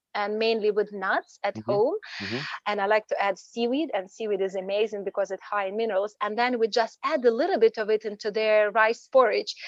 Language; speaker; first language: English; non-native, fluent; Ukrainian